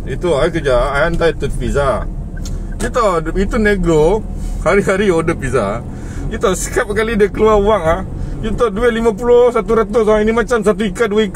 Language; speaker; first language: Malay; non-native, local second language; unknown